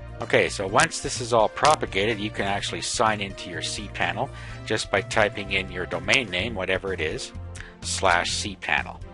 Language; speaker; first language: English; native; English